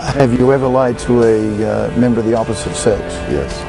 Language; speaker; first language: English; native; English